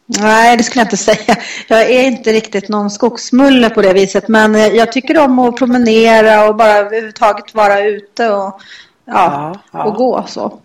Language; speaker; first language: Swedish; native; Swedish